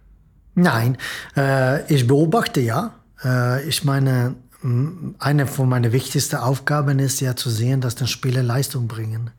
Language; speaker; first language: German; non-native, fluent; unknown